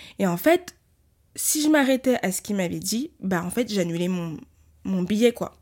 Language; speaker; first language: French; early bilingual, other home language; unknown